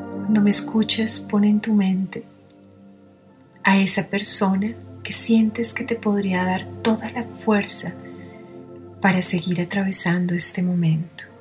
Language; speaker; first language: Spanish; native; Spanish